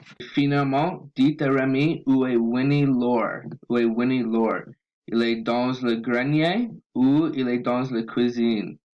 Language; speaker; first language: French; non-native, learner; English